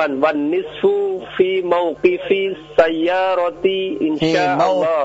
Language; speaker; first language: Arabic; non-native, learner; Indonesian